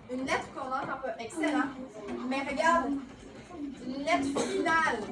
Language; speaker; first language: French; native; French